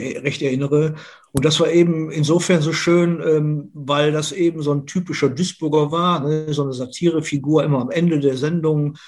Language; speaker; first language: German; native; German